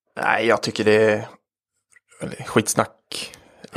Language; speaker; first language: Swedish; native; Swedish